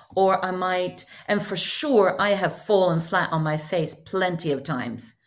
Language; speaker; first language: English; non-native, fluent; Norwegian